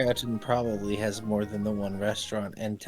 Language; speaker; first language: English; native; English